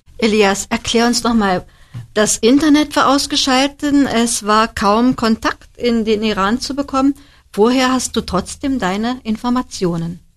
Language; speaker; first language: German; native; German